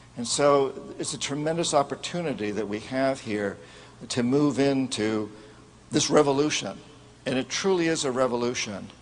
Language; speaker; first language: English; native; English